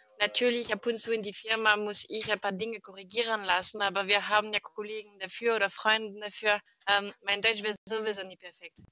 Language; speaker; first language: German; non-native, fluent; French